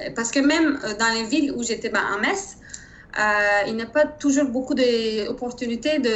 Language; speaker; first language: French; non-native, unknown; Turkish